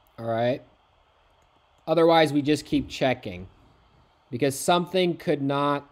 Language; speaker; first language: English; native; English